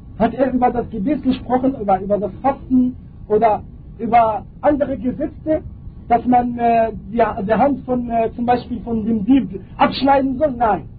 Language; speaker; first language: German; non-native, fluent; Arabic